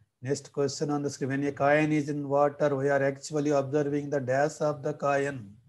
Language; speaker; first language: English; non-native, local second language; Telugu